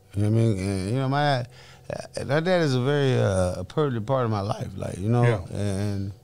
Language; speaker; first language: English; native; English